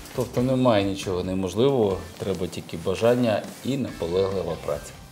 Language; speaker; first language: Ukrainian; native; Ukrainian